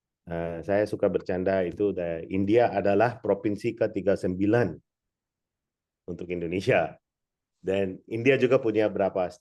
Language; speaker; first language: Indonesian; non-native, fluent; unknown